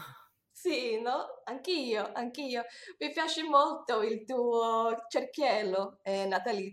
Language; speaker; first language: Italian; non-native, fluent; English